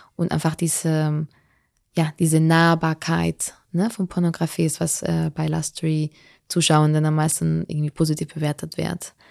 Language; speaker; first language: German; non-native, fluent; Spanish